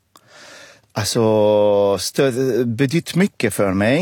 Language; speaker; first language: Swedish; non-native, fluent; Arabic